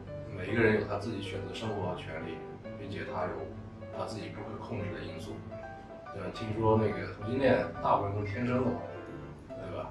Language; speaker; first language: Chinese; native; Chinese